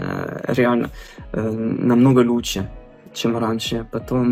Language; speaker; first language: Russian; non-native, fluent; French